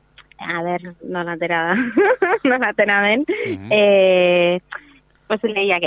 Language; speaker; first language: Basque; non-native, local second language; Spanish